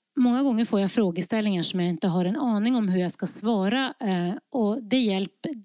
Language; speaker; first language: Swedish; early bilingual, other home language; Norwegian